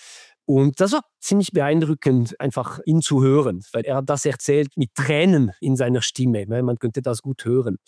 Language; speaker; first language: German; non-native, fluent; French